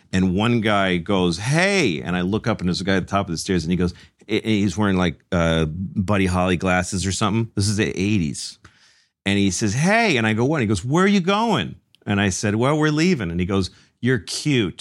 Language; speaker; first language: English; early bilingual, other home language; Spanish